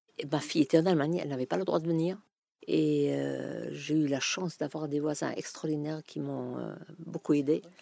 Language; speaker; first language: French; non-native, fluent; German